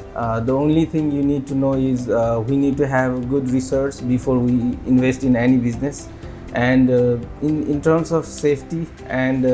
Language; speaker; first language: English; non-native, local second language; Nepali